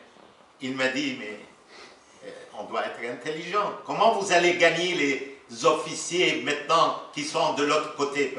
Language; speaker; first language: French; non-native, local second language; Arabic